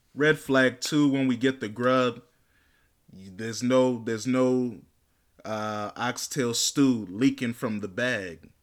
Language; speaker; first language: English; native; English